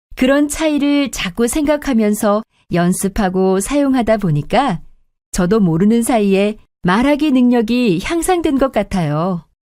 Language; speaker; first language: Korean; native; Korean